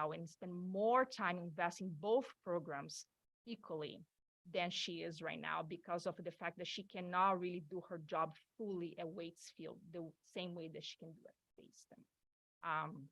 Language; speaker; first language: English; non-native, fluent; Portuguese